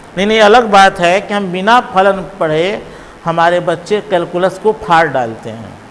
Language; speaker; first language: Hindi; native; Hindi